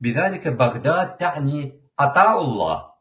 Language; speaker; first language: Arabic; non-native, local second language; Kurdish